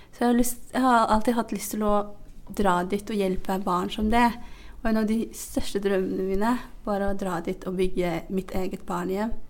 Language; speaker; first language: Norwegian; non-native, fluent; Hazaragi